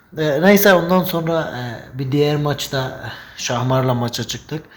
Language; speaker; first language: Turkish; non-native, fluent; Persian